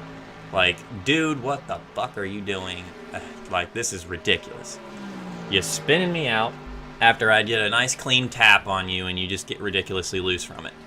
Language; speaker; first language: English; native; English